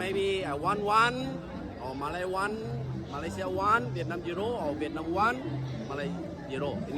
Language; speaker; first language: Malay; non-native, learner; Vietnamese